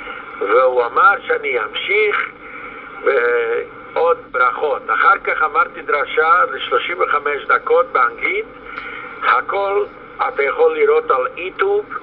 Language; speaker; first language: Hebrew; non-native, fluent; Yiddish